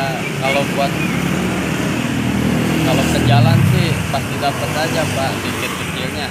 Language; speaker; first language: Indonesian; non-native, local second language; Sundanese